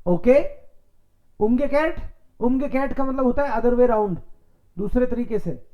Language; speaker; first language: Hindi; native; Hindi